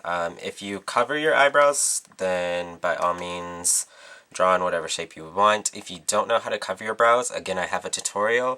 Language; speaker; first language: English; native; English